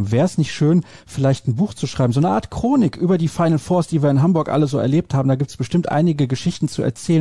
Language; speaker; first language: German; native; German